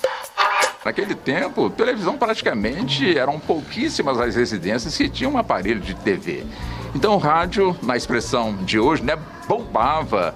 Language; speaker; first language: Portuguese; native; Portuguese